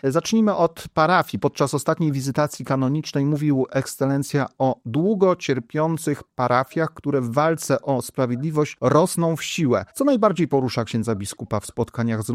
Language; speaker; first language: Polish; native; Polish